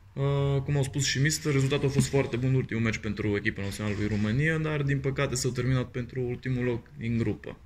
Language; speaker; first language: Romanian; non-native, fluent; Bulgarian